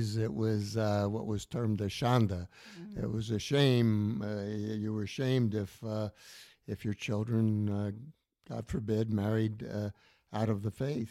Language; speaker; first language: English; native; English